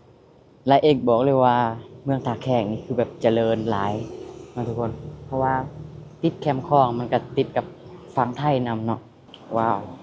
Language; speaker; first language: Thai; non-native, local second language; Lao